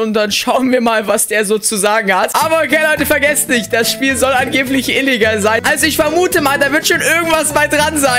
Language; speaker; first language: German; native; German